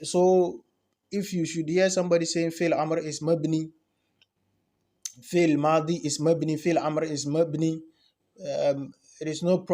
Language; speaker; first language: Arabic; non-native, fluent; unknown